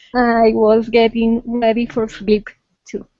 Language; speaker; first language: English; non-native, learner; Spanish